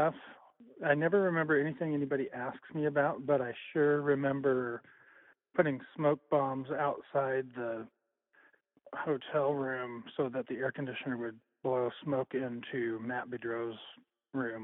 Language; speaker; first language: English; native; English